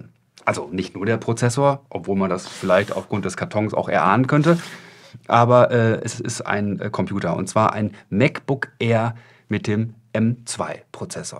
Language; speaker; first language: German; native; German